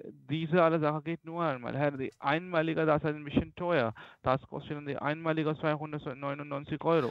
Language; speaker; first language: German; non-native, learner; Hindi